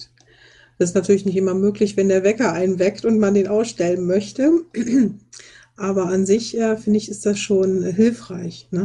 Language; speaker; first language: German; native; German